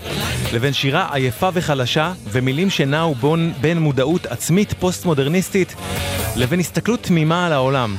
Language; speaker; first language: Hebrew; native; Hebrew